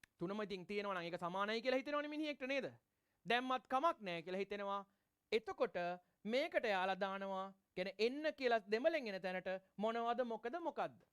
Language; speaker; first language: Sinhala; non-native, local second language; Tamil